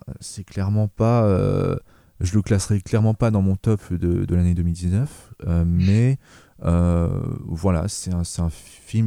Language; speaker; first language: French; native; French